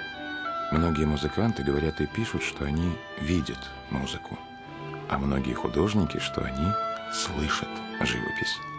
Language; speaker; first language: Russian; native; Russian